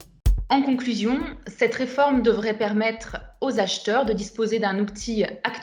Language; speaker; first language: French; native; French